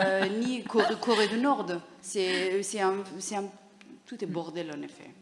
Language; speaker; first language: French; non-native, learner; Persian